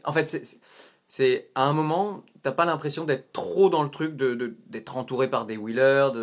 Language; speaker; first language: French; native; French